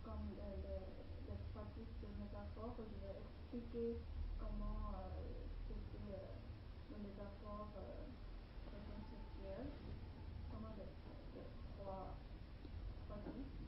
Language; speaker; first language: French; non-native, learner; Chinese